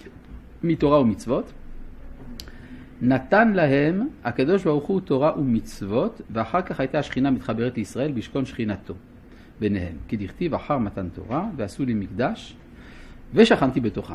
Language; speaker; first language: Hebrew; non-native, fluent; French